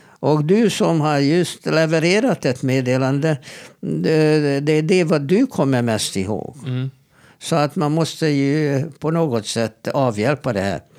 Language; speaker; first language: Swedish; non-native, fluent; Hebrew